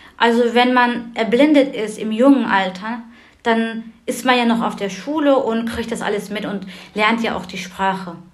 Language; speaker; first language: German; early bilingual, other home language; Turkish